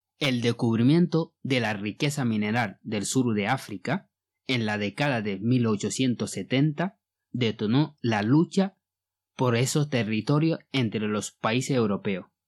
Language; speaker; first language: Spanish; non-native, fluent; Bambara